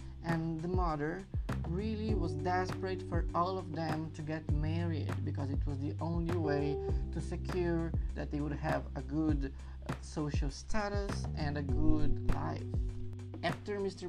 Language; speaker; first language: English; non-native, fluent; Portuguese